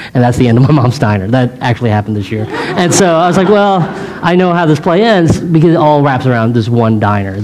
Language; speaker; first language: English; native; English